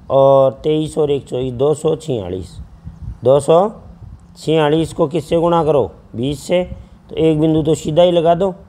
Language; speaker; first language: Hindi; native; Hindi